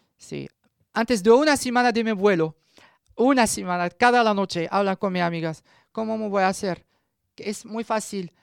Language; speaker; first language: Spanish; non-native, learner; Arabic